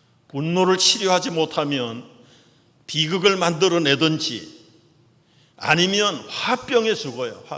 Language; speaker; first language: Korean; native; Korean